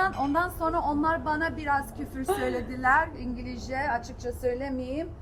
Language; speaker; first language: Turkish; early bilingual, heritage; Turkish